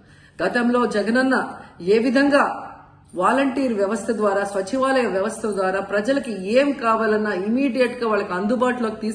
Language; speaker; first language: Telugu; native; Telugu